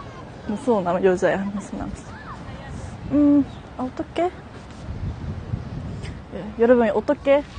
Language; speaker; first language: Korean; non-native, learner; Japanese